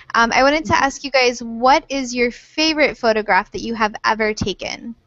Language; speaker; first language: English; native; English